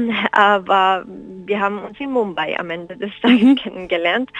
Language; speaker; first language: German; non-native, fluent; Spanish